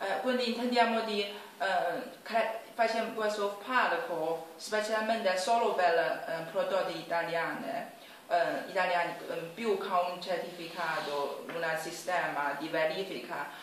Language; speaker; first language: Italian; non-native, learner; Chinese